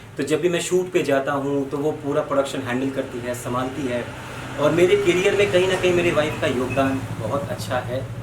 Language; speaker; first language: Hindi; non-native, local second language; Bangla